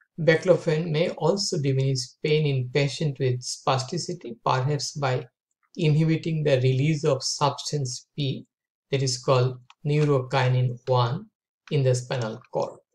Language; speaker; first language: English; non-native, local second language; Bangla